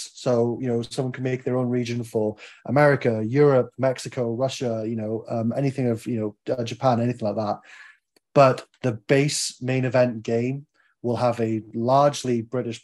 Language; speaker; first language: English; native; English